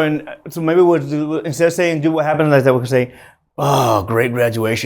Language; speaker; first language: English; native; English